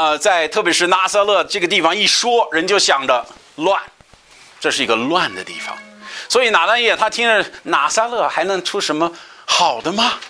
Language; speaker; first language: Chinese; non-native, fluent; English